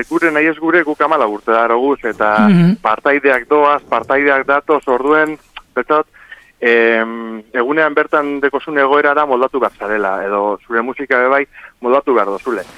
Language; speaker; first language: Basque; native; Basque